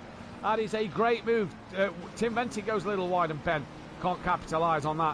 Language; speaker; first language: English; native; English